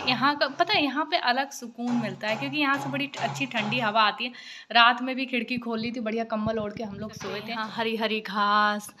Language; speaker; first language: Hindi; native; Hindi